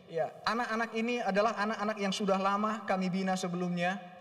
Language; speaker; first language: Indonesian; non-native, local second language; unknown